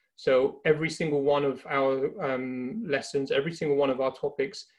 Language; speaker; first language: English; native; English